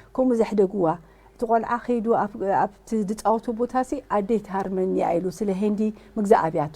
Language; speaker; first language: Tigrinya; early bilingual, heritage; Tigrinya